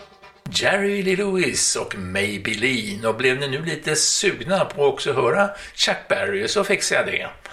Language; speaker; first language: Swedish; native; Swedish